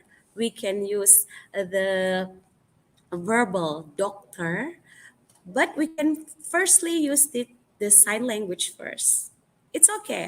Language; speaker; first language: English; non-native, fluent; Indonesian